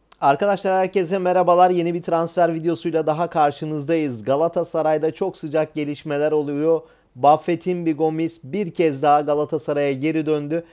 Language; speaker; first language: Turkish; native; Turkish